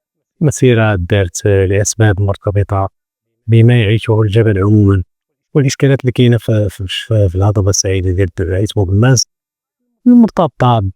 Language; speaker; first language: Arabic; native; Arabic